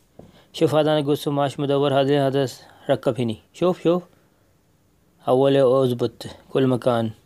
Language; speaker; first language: Arabic; non-native, learner; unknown